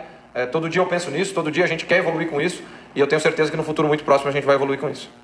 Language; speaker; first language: Portuguese; native; Portuguese